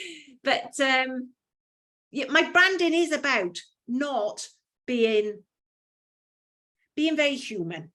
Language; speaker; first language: English; native; English